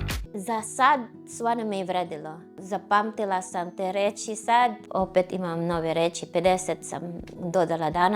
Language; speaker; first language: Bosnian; non-native, fluent; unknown